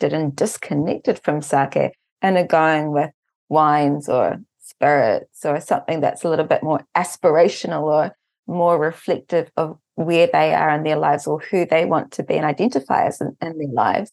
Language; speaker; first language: English; native; English